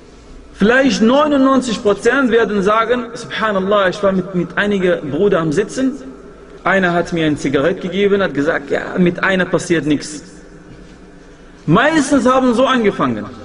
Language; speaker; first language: German; non-native, fluent; Arabic